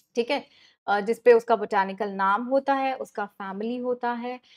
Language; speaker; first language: Hindi; native; Hindi